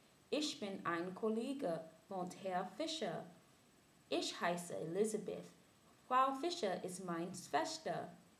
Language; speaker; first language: German; non-native, learner; English